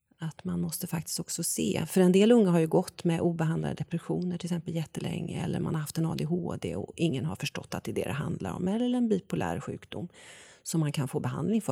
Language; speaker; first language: Swedish; native; Swedish